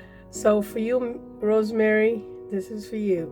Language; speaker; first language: English; native; English